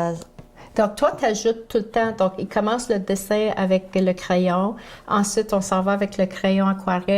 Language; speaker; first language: French; native; French